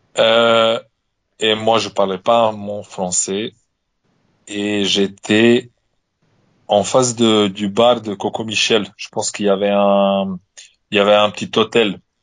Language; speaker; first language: French; non-native, fluent; Serbian